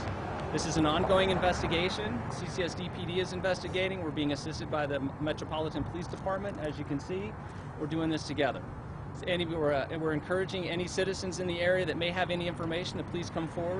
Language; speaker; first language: English; native; English